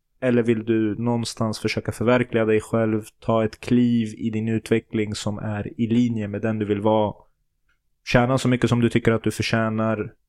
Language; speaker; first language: Swedish; early bilingual, other home language; Turoyo